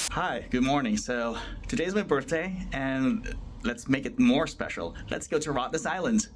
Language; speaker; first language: English; non-native, local second language; Cebuano